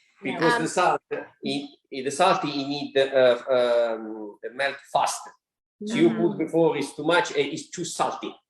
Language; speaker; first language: English; non-native, learner; Italian